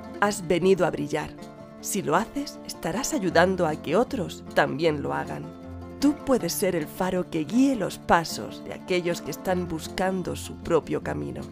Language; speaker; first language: Spanish; native; Spanish